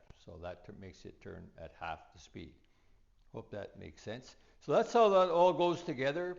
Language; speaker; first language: English; native; English